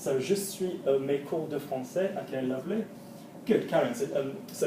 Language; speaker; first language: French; non-native, fluent; English